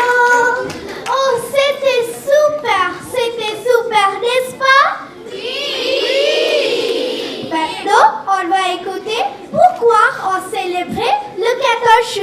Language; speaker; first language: French; non-native, learner; Bangla